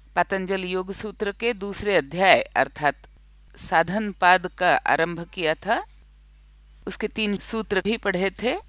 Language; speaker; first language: Hindi; non-native, local second language; Marathi